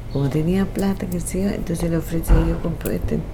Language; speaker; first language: Spanish; non-native, local second language; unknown